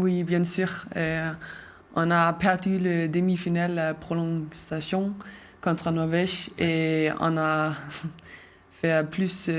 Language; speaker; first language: French; non-native, learner; Danish